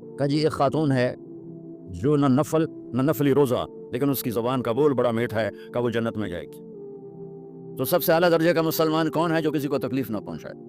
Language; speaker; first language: Urdu; non-native, local second language; Punjabi